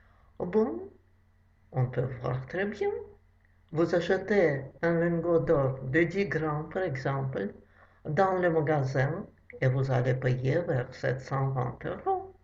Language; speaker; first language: French; non-native, fluent; Russian